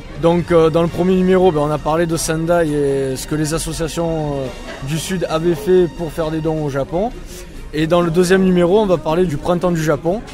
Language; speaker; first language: French; native; French